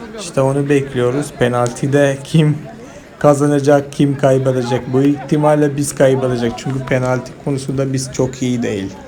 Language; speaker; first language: Turkish; non-native, fluent; Malayalam